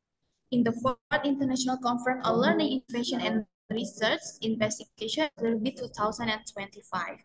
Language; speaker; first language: English; non-native, fluent; Indonesian